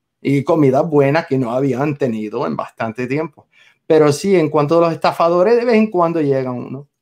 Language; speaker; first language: Spanish; non-native, fluent; English